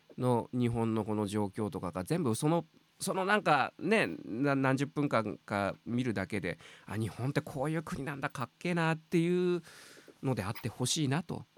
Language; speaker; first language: Japanese; native; Japanese